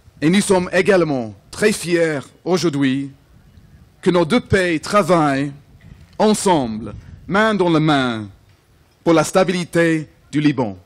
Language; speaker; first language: French; non-native, fluent; English